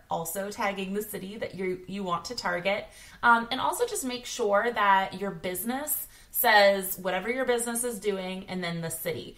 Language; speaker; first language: English; native; English